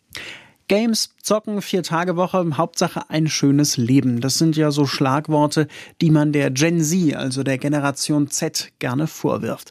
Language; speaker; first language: German; native; German